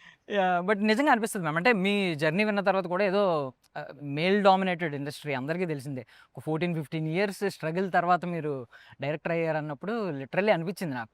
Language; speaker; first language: Telugu; native; Telugu